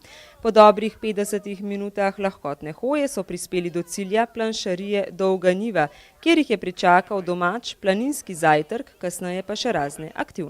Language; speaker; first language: Slovenian; native; Slovenian